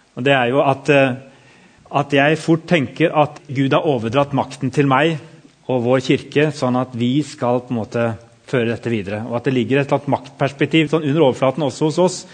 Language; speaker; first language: Norwegian; native; Norwegian